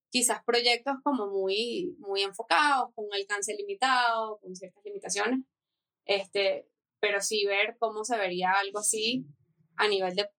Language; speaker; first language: Spanish; native; Spanish